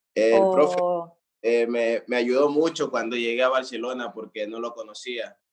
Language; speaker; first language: Spanish; native; Spanish